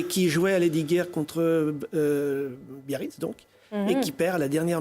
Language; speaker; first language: French; native; French